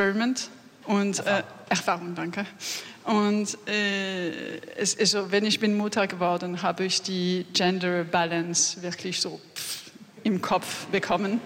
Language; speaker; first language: German; non-native, learner; French